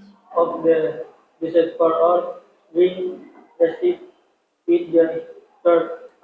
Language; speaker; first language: English; non-native, learner; Indonesian